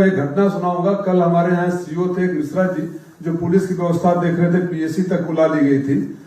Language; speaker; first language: Hindi; native; Hindi